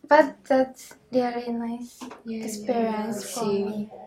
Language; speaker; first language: English; non-native, learner; Japanese